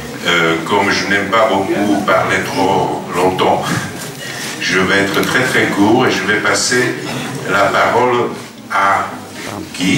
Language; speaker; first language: French; non-native, fluent; Czech